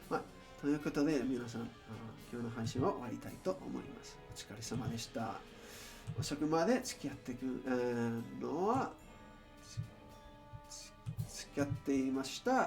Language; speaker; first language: Japanese; non-native, learner; English